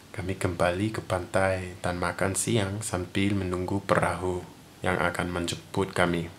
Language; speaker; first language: Indonesian; non-native, learner; English